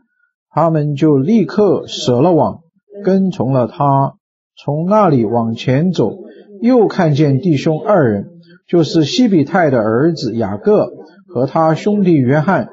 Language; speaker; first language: Chinese; native; Chinese